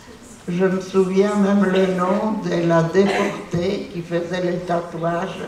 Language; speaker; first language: French; non-native, fluent; Polish